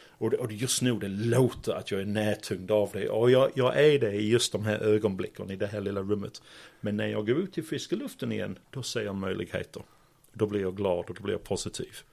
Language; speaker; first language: Swedish; non-native, fluent; English